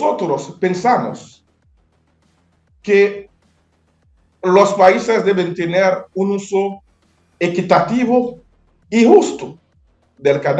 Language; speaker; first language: Spanish; non-native, fluent; Haitian Creole